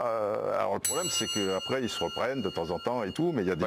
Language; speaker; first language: French; native; French